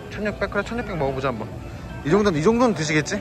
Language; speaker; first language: Korean; native; Korean